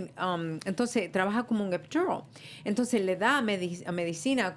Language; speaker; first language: Spanish; early bilingual, heritage; Spanish